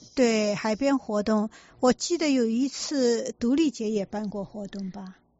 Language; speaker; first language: Chinese; native; Chinese